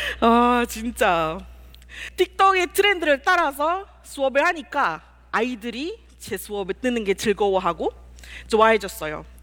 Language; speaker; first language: Korean; non-native, fluent; Malay